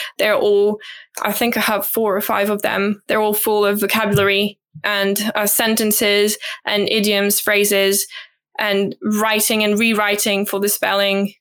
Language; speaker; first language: English; non-native, fluent; French